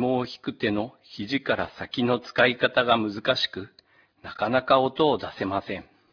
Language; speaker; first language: Japanese; native; Japanese